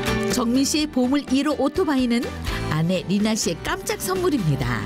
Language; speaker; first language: Korean; native; Korean